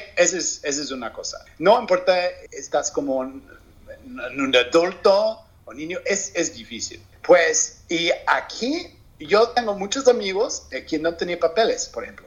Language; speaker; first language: Spanish; non-native, learner; English